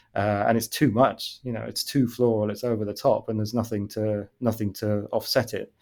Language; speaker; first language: English; native; English